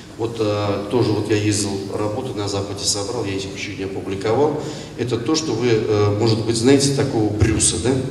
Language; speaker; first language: Russian; non-native, local second language; Tatar